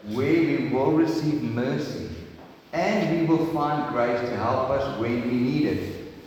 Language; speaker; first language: English; non-native, local second language; Afrikaans